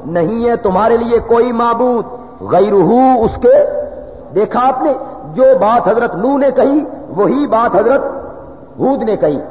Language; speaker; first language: Urdu; non-native, local second language; Punjabi